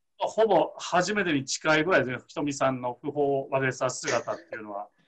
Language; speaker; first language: Japanese; native; Japanese